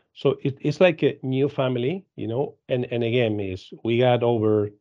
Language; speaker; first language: English; non-native, fluent; Spanish